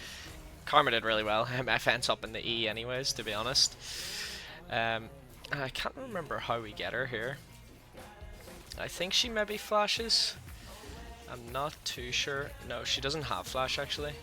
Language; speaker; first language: English; native; English